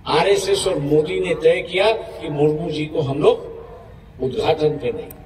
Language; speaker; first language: Hindi; non-native, local second language; Marathi